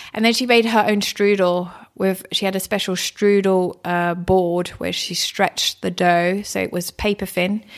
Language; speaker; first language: English; early bilingual, other home language; German